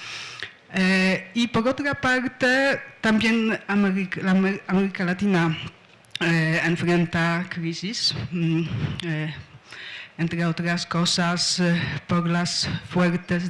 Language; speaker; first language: Spanish; non-native, fluent; Polish